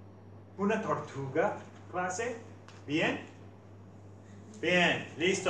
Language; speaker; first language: Spanish; non-native, fluent; English